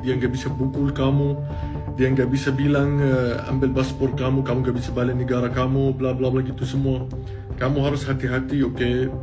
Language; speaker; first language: Indonesian; non-native, fluent; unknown